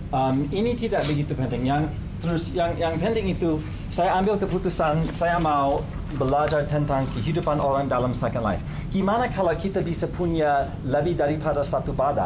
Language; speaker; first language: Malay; non-native, fluent; English